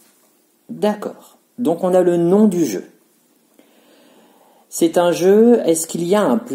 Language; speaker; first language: French; native; French